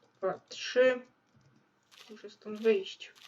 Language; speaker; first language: Polish; native; Polish